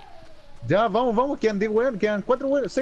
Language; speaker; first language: Spanish; native; Spanish